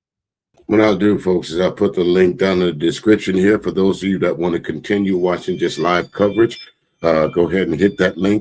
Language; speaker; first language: English; native; English